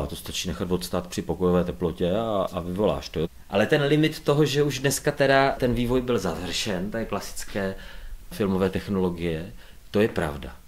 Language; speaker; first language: Czech; native; Czech